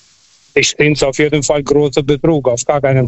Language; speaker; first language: German; non-native, fluent; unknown